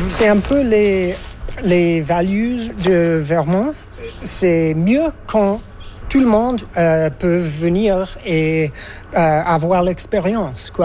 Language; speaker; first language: French; non-native, fluent; English